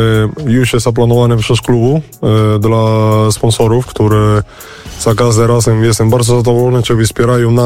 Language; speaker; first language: Polish; non-native, learner; Spanish